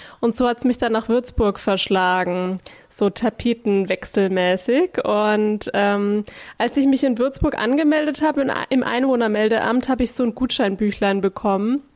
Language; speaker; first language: German; native; German